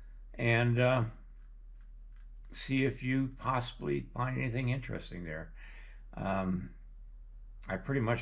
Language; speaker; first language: English; native; English